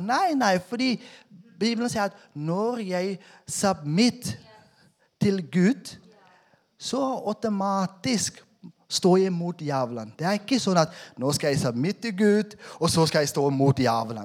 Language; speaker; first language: Norwegian; non-native, fluent; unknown